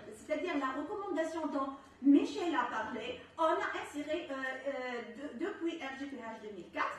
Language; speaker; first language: French; non-native, local second language; Arabic